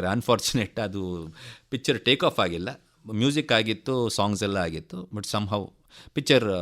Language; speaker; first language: Kannada; native; Kannada